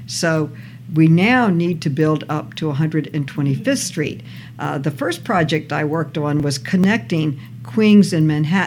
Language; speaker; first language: English; native; English